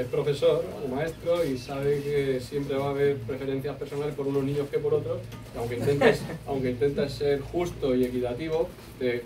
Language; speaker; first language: Spanish; native; Spanish